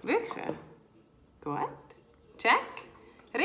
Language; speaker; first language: German; native; German